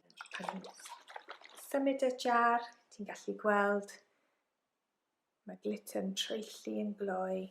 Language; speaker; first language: Welsh; non-native, local second language; English